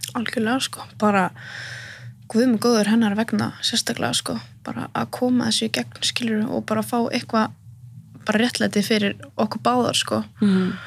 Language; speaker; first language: Icelandic; native; Icelandic